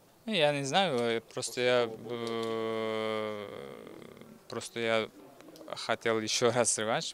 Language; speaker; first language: Russian; non-native, learner; Uzbek